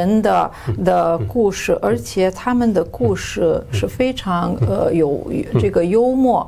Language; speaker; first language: Chinese; non-native, fluent; Romanian